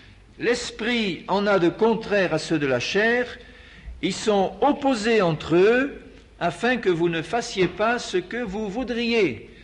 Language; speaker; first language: French; native; French